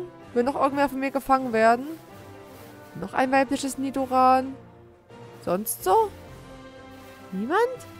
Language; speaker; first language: German; native; German